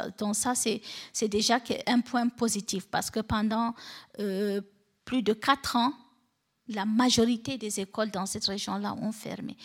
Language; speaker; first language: French; non-native, local second language; Fula